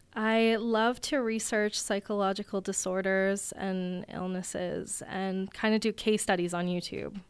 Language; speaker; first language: English; native; English